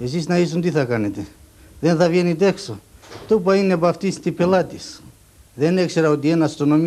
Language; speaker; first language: Greek; non-native, learner; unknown